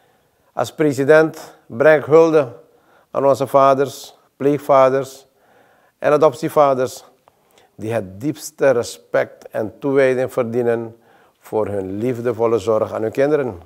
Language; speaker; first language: Dutch; native; Dutch